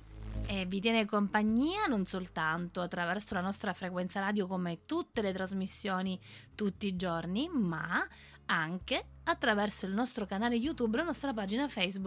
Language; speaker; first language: Italian; native; Italian